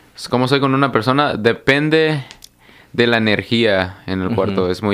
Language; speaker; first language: Spanish; early bilingual, heritage; Spanish